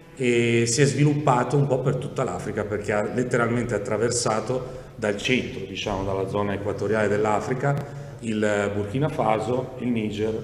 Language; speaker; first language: Italian; native; Italian